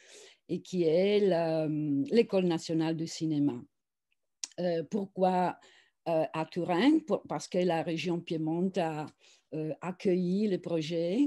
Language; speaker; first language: French; non-native, fluent; Italian